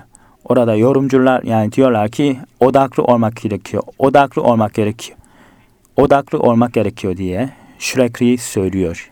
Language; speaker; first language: Turkish; non-native, fluent; Korean